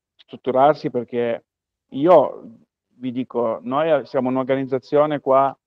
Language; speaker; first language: Italian; native; Italian